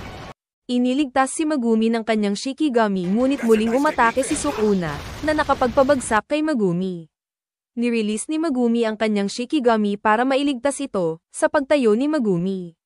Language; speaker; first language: Filipino; native; Filipino